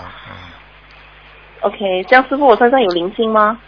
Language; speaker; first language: Chinese; native; Chinese